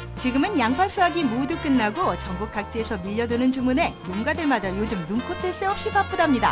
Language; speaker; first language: Korean; native; Korean